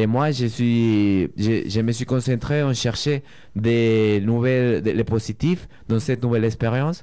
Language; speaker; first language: French; non-native, fluent; Spanish